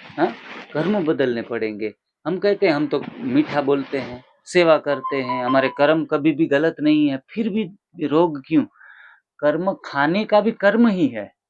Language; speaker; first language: Hindi; non-native, local second language; Gujarati